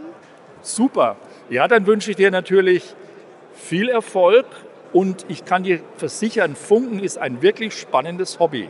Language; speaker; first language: German; native; German